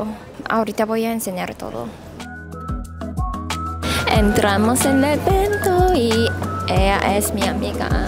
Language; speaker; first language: Spanish; non-native, fluent; Korean